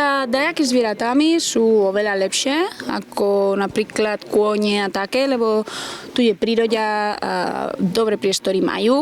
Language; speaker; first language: Slovak; non-native, learner; Spanish